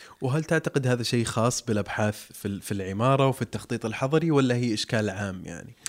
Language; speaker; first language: Arabic; native; Arabic